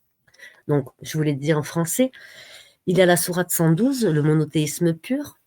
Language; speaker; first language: French; native; French